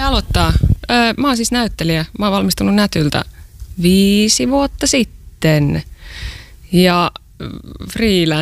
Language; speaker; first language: Finnish; native; Finnish